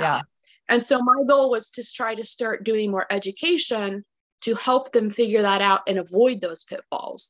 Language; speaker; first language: English; native; English